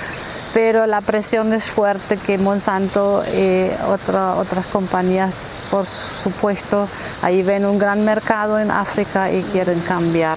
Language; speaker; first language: Spanish; non-native, fluent; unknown